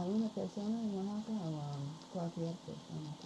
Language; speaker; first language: Spanish; non-native, learner; English